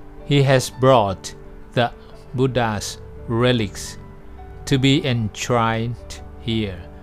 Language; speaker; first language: English; non-native, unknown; Thai